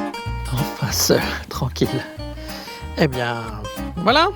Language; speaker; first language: French; native; French